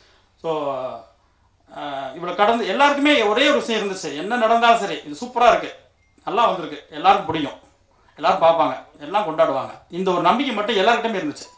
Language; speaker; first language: Tamil; native; Tamil